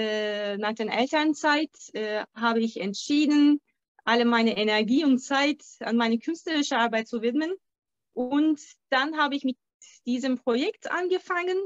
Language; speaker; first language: German; non-native, fluent; Turkish